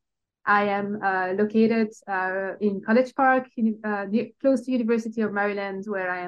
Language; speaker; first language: English; non-native, fluent; French